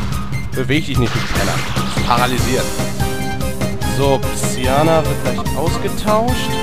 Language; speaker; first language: German; native; German